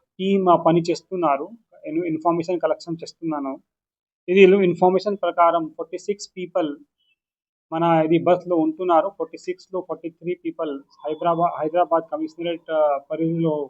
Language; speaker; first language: Telugu; non-native, local second language; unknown